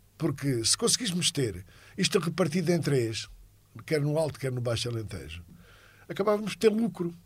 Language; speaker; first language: Portuguese; native; Portuguese